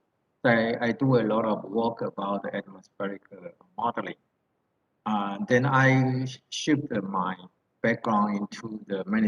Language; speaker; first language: English; non-native, fluent; Thai